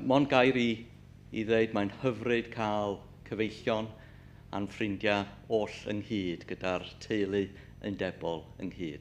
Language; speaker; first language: Welsh; native; Welsh